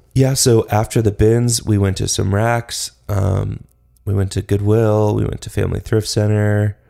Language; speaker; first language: English; native; English